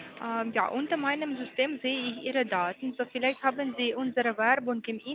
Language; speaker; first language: German; non-native, learner; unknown